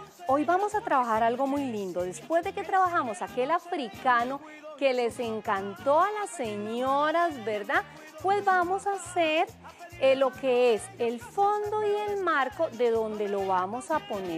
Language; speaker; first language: Spanish; native; Spanish